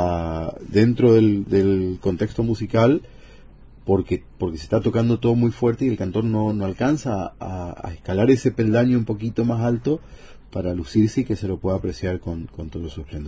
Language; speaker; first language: Spanish; native; Spanish